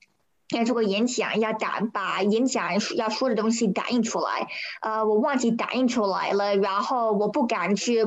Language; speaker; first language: Chinese; early bilingual, heritage; Chinese